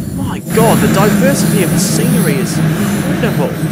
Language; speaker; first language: English; native; English